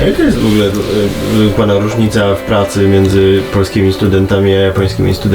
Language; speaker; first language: Polish; native; Polish